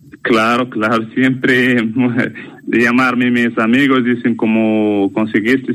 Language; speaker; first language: Spanish; non-native, learner; Arabic